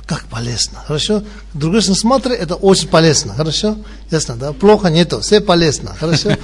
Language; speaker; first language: Russian; non-native, learner; Tibetan